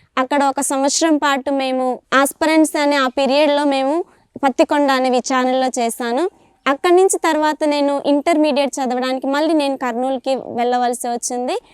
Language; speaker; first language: Telugu; native; Telugu